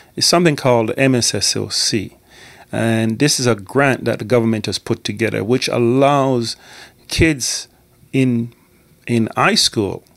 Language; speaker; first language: English; native; English